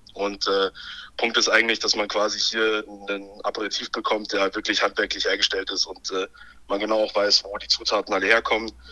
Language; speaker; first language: German; native; German